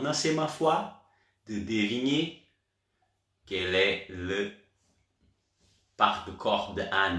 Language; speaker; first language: French; non-native, learner; Portuguese